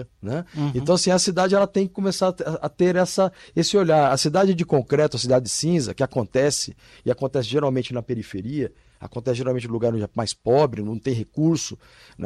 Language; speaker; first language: Portuguese; native; Portuguese